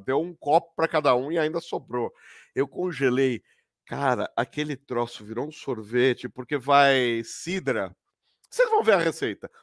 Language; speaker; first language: Portuguese; native; Portuguese